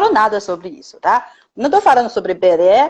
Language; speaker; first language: Portuguese; non-native, fluent; Chinese